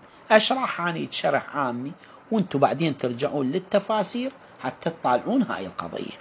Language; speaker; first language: Arabic; native; Arabic